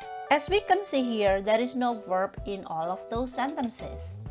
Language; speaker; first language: English; non-native, fluent; Indonesian